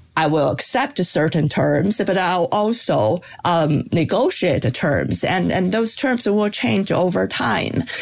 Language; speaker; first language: English; non-native, fluent; Chinese